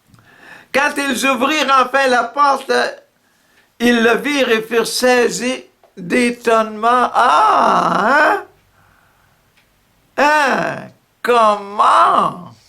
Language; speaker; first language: French; native; French